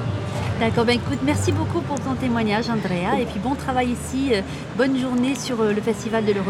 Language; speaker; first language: French; native; French